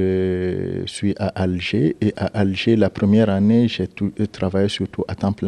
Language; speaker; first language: French; non-native, local second language; Dyula